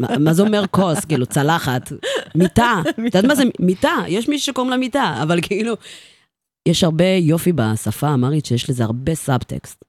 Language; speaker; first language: Hebrew; early bilingual, other home language; Amharic